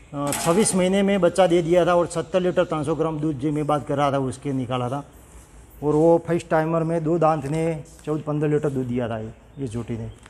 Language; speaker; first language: Hindi; non-native, local second language; Gujarati